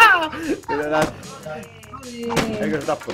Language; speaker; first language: Finnish; native; Finnish